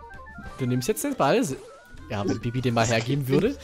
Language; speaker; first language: German; native; German